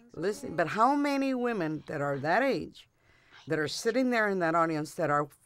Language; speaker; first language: English; early bilingual, other home language; Spanish